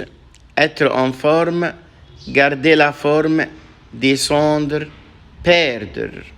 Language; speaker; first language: French; non-native, fluent; Arabic